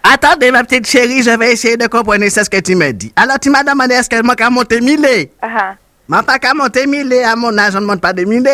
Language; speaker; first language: French; native; French